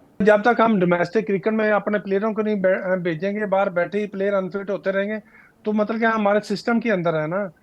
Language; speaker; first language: Urdu; non-native, local second language; Punjabi